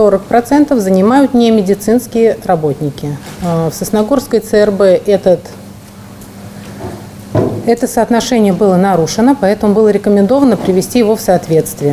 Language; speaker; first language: Russian; native; Russian